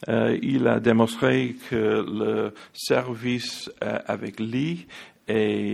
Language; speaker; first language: French; non-native, learner; English